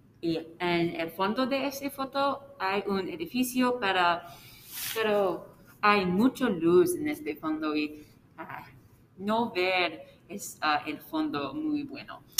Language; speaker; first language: Spanish; non-native, learner; English